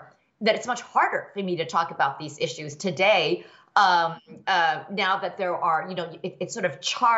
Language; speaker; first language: English; early bilingual, other home language; Chinese